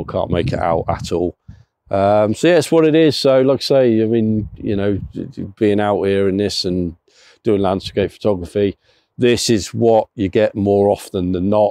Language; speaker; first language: English; native; English